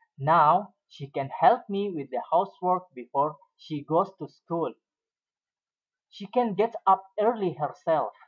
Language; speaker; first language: English; non-native, fluent; Indonesian